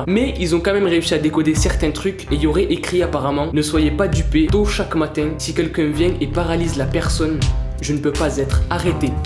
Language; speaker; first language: French; native; French